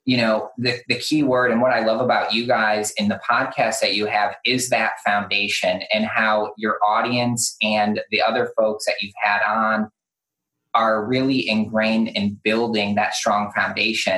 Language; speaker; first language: English; native; English